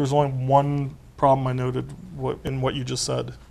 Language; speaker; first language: English; native; English